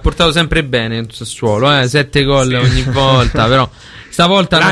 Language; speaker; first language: Italian; native; Italian